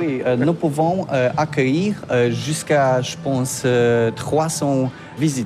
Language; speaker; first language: French; non-native, learner; Polish